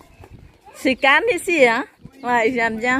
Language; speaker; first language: French; non-native, learner; Vietnamese